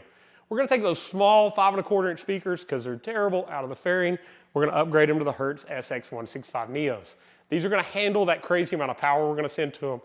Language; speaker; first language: English; native; English